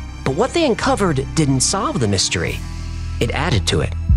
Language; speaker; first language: English; native; English